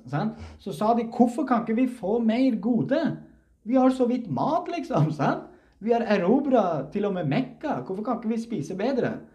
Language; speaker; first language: Norwegian; early bilingual, other home language; Uzbek